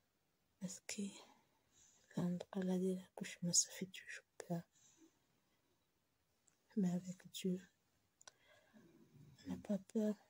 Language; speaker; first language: French; non-native, local second language; Lingala